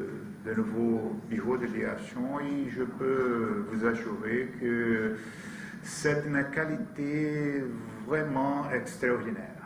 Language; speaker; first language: French; non-native, learner; Portuguese